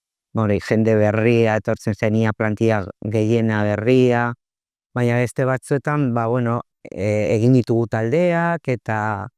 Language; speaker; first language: Basque; non-native, local second language; Spanish